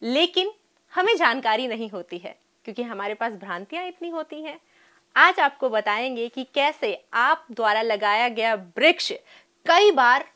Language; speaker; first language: Hindi; native; Hindi